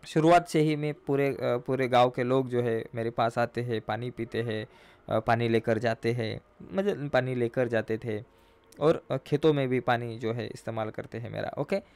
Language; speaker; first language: Hindi; non-native, local second language; Marathi